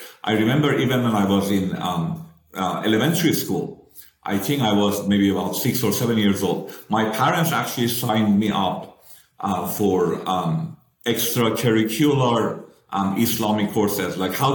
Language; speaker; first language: English; non-native, fluent; Persian